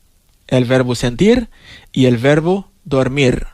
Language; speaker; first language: Spanish; non-native, fluent; Haitian Creole